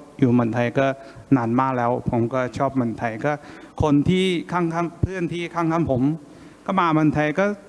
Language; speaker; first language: Thai; non-native, fluent; Chinese